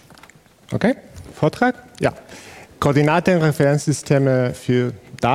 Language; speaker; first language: German; non-native, fluent; Spanish